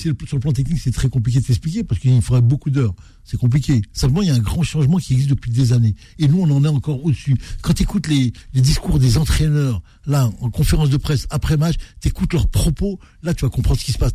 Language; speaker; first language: French; native; French